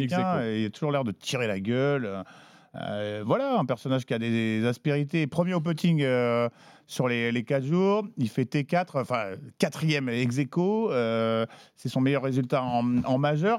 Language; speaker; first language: French; native; French